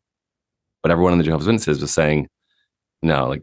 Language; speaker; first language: English; native; English